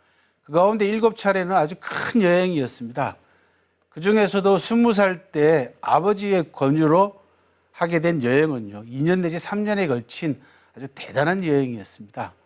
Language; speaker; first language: Korean; native; Korean